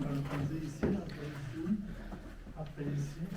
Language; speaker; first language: French; non-native, learner; Turkish